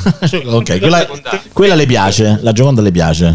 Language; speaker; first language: Italian; native; Italian